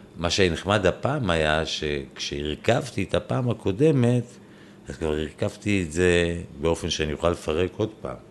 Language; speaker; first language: Hebrew; native; Hebrew